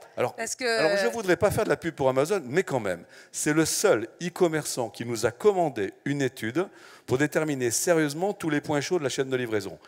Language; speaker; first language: French; native; French